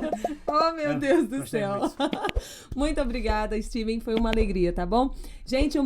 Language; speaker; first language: Portuguese; native; Portuguese